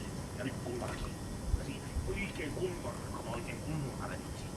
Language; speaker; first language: Finnish; native; Finnish